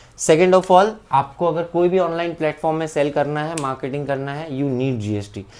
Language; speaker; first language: Hindi; non-native, local second language; Bangla